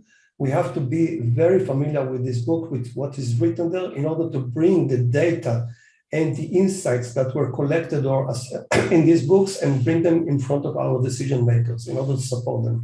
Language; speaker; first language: English; non-native, fluent; Hebrew